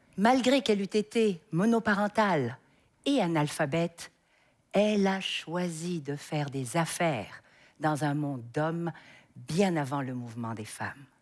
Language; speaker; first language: French; native; French